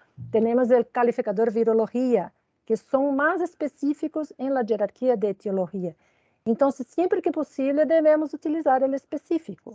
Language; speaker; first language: Spanish; non-native, fluent; Portuguese